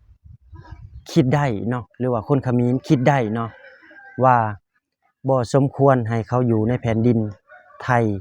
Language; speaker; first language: Thai; non-native, local second language; Lao